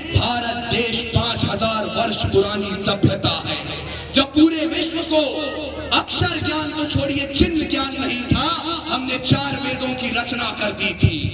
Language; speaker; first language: Hindi; native; Hindi